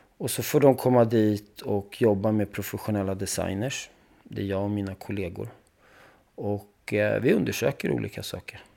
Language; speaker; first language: Swedish; early bilingual, other home language; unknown